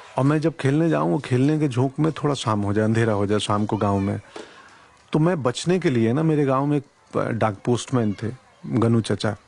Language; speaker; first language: Hindi; non-native, local second language; Bhojpuri